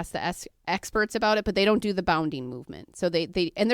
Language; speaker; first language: English; native; English